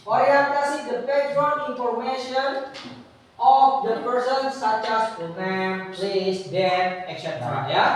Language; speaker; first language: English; non-native, learner; Indonesian